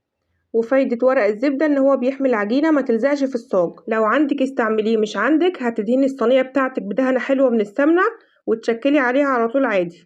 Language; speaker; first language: Arabic; native; Arabic